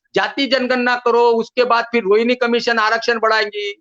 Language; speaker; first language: Hindi; non-native, local second language; Marathi